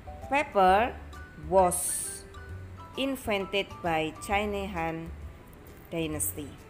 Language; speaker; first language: English; non-native, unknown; Indonesian